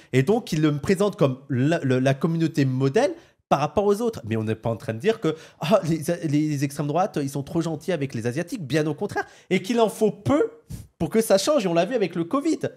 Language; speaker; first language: French; native; French